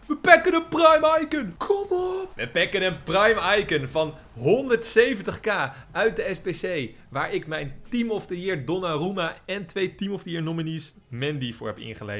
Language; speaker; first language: Dutch; native; Dutch